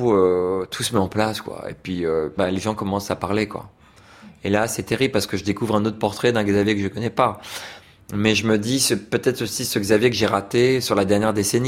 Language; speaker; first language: French; native; French